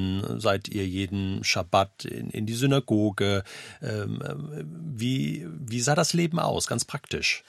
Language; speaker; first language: German; native; German